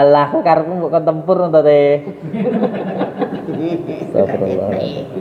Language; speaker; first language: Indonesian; non-native, local second language; Javanese